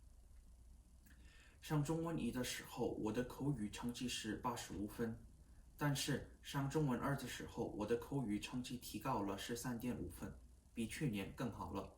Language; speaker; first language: Chinese; non-native, learner; Korean